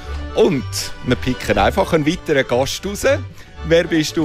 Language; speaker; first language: German; native; German